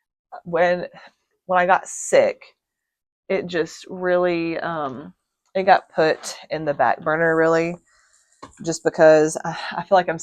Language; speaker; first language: English; native; English